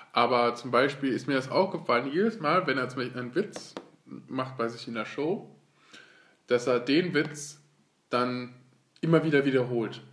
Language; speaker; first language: German; early bilingual, other home language; Turkish